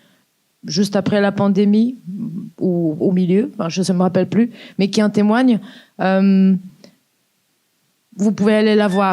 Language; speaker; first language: French; native; French